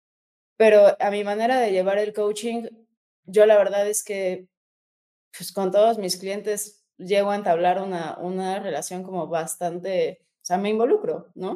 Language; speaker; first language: Spanish; native; Spanish